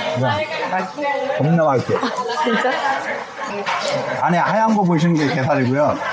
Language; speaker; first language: Korean; native; Korean